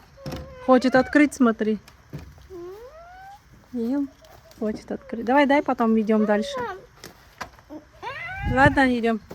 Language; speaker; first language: Russian; non-native, local second language; Kazakh